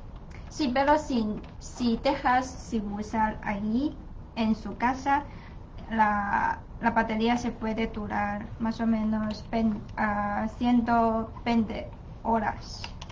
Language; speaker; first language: Spanish; non-native, learner; Chinese